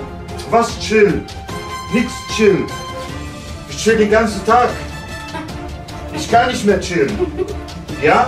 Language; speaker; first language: German; native; German